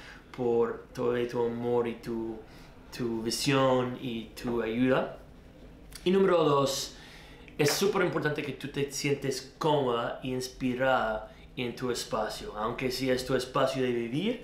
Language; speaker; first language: Spanish; non-native, learner; English